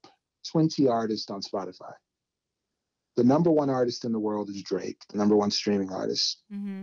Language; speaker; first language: English; native; English